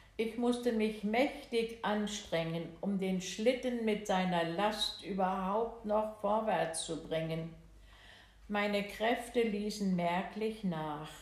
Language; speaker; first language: German; native; German